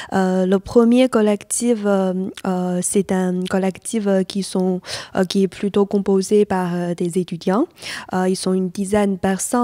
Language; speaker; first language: French; non-native, fluent; Chinese